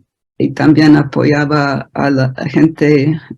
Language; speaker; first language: Spanish; non-native, fluent; English